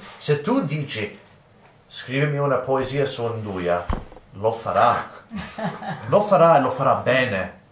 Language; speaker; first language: Italian; non-native, fluent; English